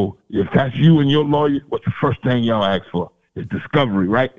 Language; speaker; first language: English; native; English